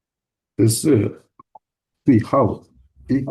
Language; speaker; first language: Chinese; non-native, learner; Indonesian